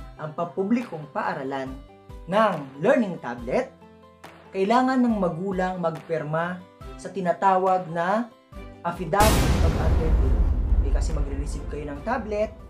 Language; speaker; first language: Filipino; non-native, local second language; Bikol